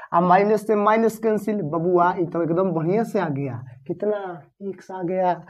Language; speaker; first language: Hindi; native; Hindi